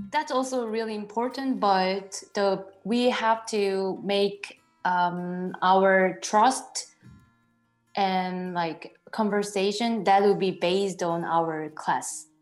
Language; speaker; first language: English; non-native, fluent; Korean